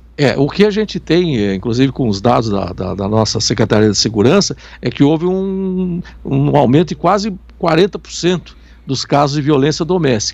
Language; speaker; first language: Portuguese; native; Portuguese